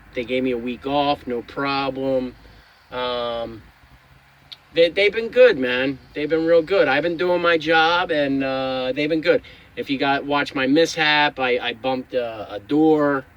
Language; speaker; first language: English; native; English